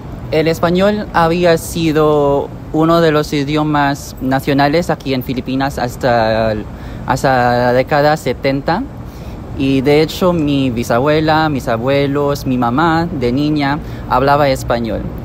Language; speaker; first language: Spanish; non-native, fluent; Filipino